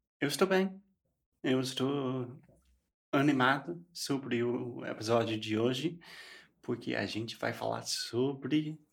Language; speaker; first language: Portuguese; non-native, fluent; English